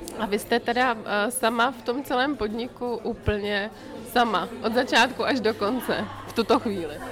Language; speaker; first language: Czech; native; Czech